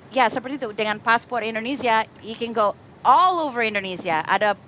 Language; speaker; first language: Malay; non-native, fluent; English